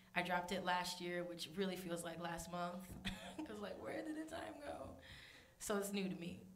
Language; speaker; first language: English; native; English